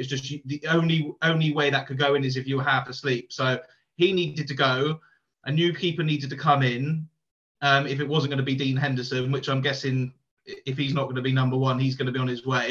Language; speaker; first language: English; native; English